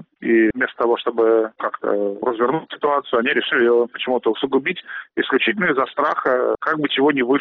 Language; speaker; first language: Russian; native; Russian